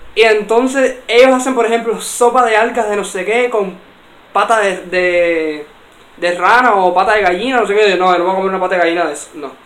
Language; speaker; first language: Spanish; native; Spanish